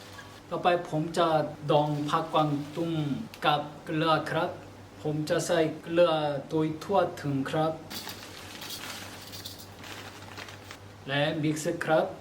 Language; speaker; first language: Thai; non-native, learner; Korean